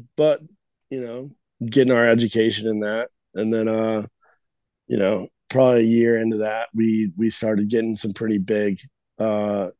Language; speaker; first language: English; native; English